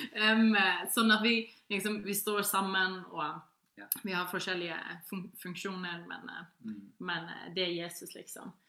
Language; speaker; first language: Norwegian; non-native, fluent; Faroese